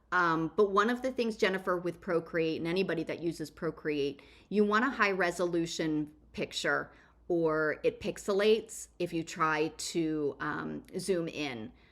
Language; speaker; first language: English; native; English